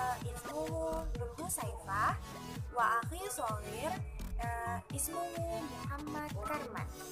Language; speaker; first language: Arabic; non-native, learner; Indonesian